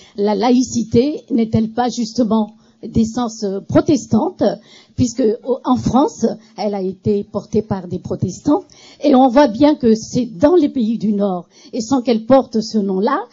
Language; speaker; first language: French; native; French